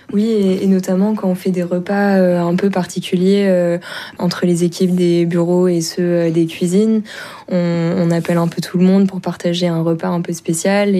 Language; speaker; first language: French; native; French